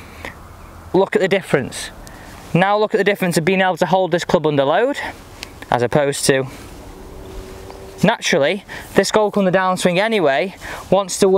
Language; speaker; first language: English; native; English